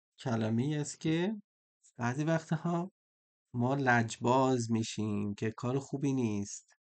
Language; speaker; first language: Persian; native; Persian